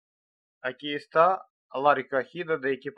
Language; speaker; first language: Spanish; non-native, learner; Russian